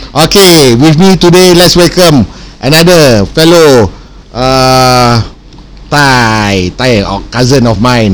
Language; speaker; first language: English; non-native, local second language; Malay